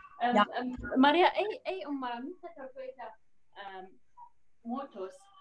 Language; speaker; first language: Finnish; non-native, learner; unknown